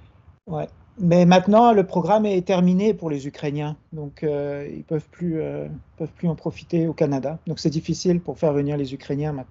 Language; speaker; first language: French; native; French